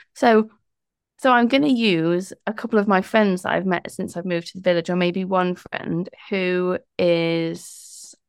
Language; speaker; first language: English; native; English